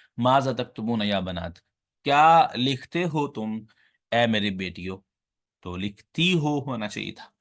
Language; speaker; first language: Urdu; native; Urdu